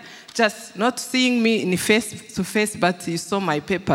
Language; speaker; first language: English; non-native, local second language; Kinyarwanda